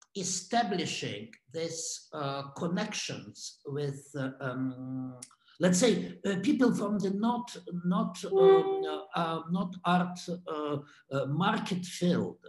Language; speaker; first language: English; non-native, fluent; Russian